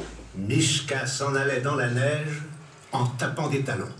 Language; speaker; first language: French; native; French